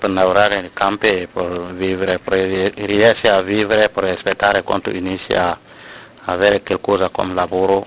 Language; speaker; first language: Italian; non-native, learner; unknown